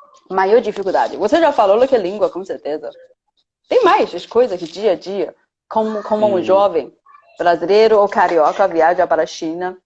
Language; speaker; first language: Portuguese; non-native, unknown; Chinese